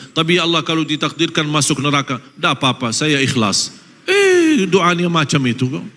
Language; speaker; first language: Malay; non-native, fluent; Arabic